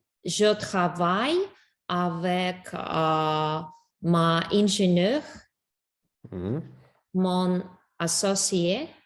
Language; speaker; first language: French; non-native, learner; Spanish